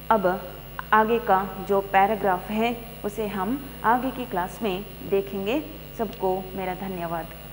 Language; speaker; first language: Hindi; non-native, local second language; Kannada